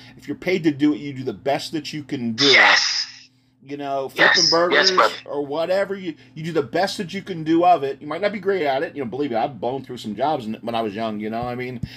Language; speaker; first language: English; native; English